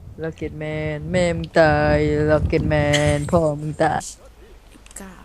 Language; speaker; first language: Thai; native; Thai